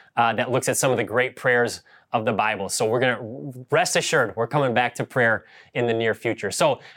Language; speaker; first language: English; native; English